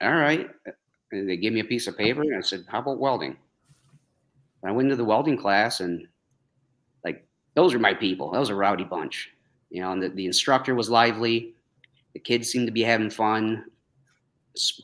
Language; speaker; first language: English; native; English